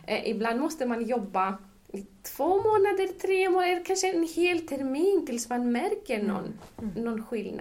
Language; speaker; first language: Swedish; non-native, fluent; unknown